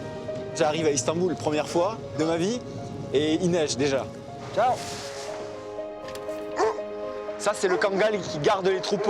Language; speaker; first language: French; native; French